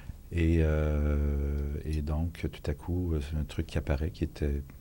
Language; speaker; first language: French; native; French